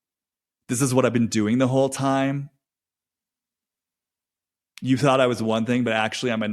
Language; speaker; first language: English; native; English